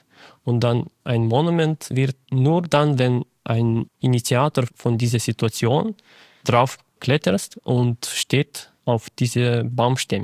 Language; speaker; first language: German; non-native, fluent; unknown